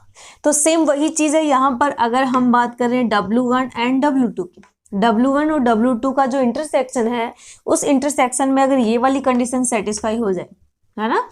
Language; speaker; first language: Hindi; native; Hindi